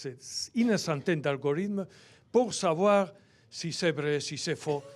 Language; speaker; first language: French; non-native, fluent; Spanish